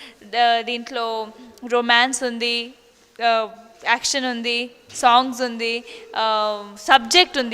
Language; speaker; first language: Telugu; non-native, learner; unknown